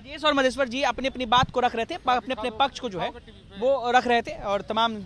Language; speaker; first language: Hindi; native; Hindi